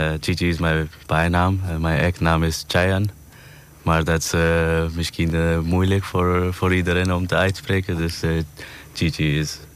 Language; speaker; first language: Dutch; non-native, fluent; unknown